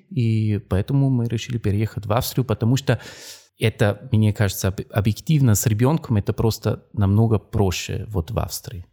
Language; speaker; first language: Russian; non-native, fluent; German